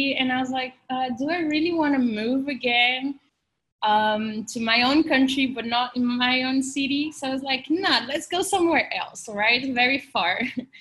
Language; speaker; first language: English; non-native, fluent; Portuguese